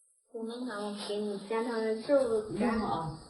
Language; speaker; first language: Chinese; non-native, learner; Lao